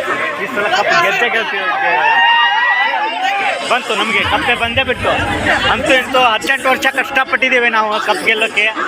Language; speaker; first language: Kannada; non-native, local second language; Lambadi